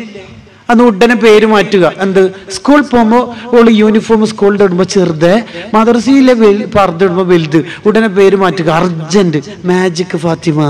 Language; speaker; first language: Malayalam; native; Malayalam